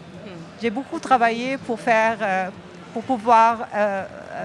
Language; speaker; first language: French; non-native, local second language; Arabic